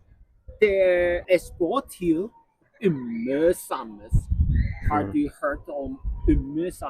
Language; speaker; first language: Norwegian; non-native, learner; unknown